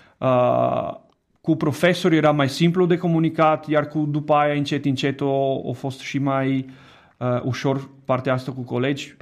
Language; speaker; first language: Romanian; non-native, fluent; Italian